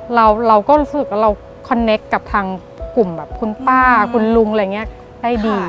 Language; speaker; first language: Thai; native; Thai